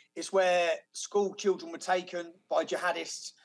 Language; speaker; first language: English; native; English